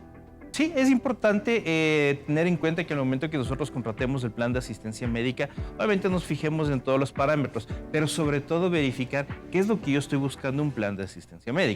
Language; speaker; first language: Spanish; native; Spanish